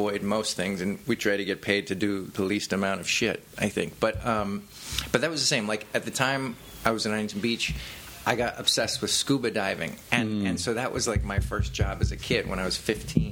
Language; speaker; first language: English; native; English